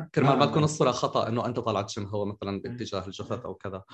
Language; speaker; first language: Arabic; native; Arabic